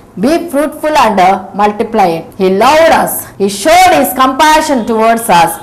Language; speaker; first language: English; non-native, local second language; Telugu